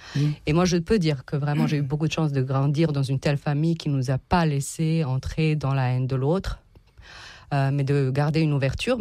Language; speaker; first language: French; non-native, fluent; Serbian